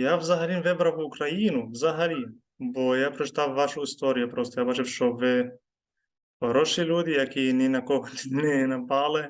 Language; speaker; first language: Ukrainian; non-native, fluent; Arabic